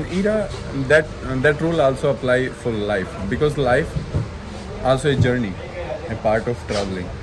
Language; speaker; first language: English; non-native, learner; Hindi